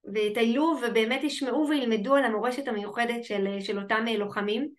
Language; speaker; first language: Hebrew; native; Hebrew